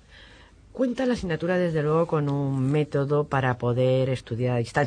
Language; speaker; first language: Spanish; native; Spanish